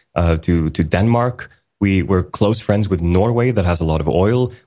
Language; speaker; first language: English; early bilingual, other home language; Swedish